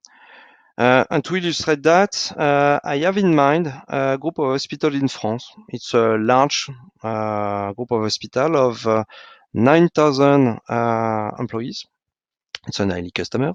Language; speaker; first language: English; non-native, fluent; French